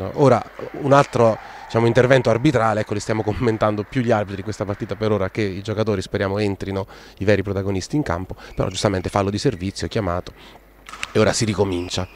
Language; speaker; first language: Italian; native; Italian